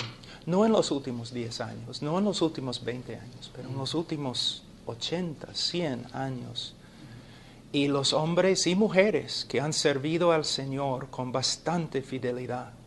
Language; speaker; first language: Spanish; non-native, fluent; English